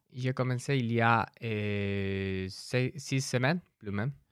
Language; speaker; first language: French; non-native, learner; Spanish